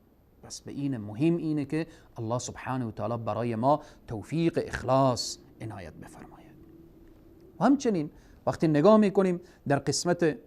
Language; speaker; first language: Persian; native; Persian